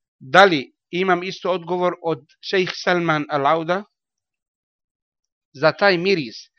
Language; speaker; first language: Bosnian; non-native, learner; Arabic